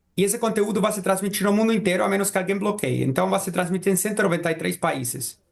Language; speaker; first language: Portuguese; non-native, fluent; Spanish